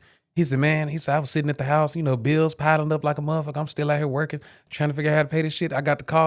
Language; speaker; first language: English; native; English